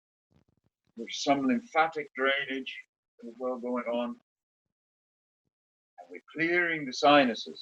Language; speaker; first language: English; native; English